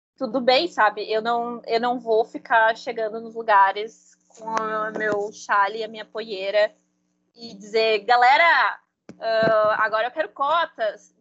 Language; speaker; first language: Portuguese; non-native, fluent; Spanish